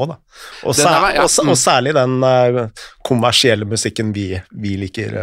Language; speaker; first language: Norwegian; native; Norwegian